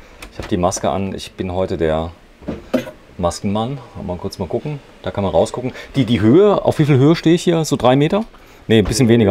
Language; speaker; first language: German; native; German